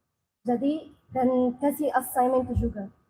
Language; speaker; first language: Indonesian; non-native, learner; Arabic